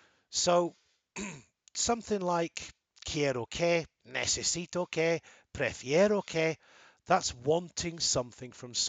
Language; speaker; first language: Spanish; non-native, fluent; English